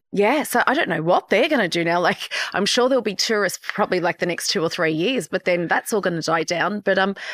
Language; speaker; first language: English; native; English